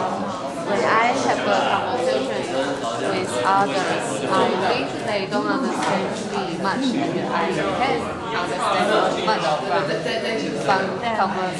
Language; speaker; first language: English; non-native, learner; Chinese